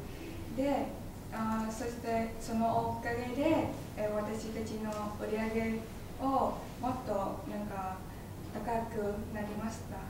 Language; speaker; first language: Japanese; non-native, learner; Vietnamese